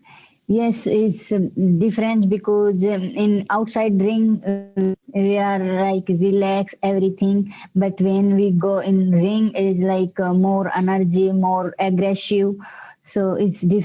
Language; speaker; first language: English; non-native, learner; Hindi